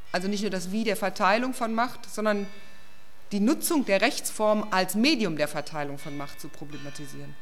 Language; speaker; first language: German; native; German